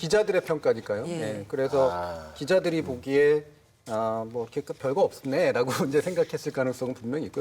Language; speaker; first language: Korean; native; Korean